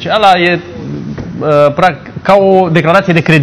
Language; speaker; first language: Romanian; native; Romanian